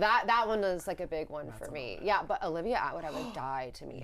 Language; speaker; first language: English; native; English